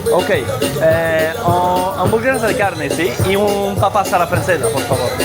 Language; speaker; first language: Spanish; non-native, learner; French